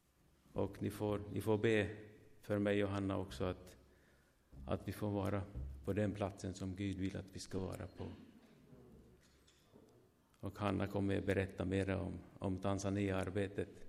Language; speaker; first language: Swedish; non-native, fluent; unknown